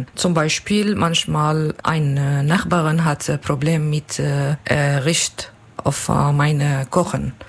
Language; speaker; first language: German; non-native, learner; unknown